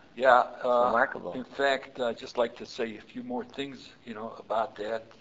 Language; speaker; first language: English; early bilingual, other home language; Yiddish